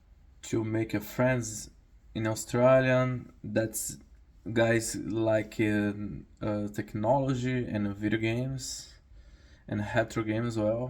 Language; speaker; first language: English; non-native, learner; Portuguese